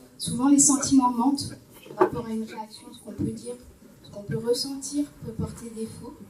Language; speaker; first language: French; native; French